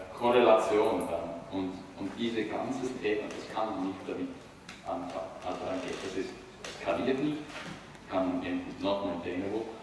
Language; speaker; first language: German; non-native, fluent; Italian